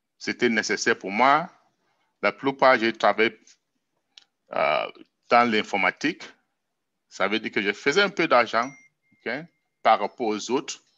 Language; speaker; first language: French; non-native, local second language; English